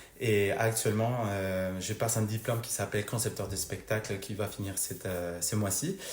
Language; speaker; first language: French; non-native, fluent; Spanish